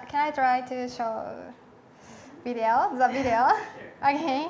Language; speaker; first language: English; non-native, learner; Japanese